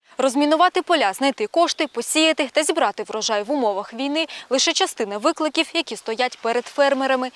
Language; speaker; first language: Ukrainian; native; Ukrainian